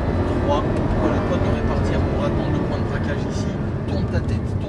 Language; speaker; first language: French; native; French